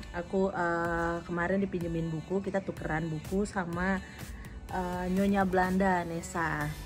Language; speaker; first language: Indonesian; native; Indonesian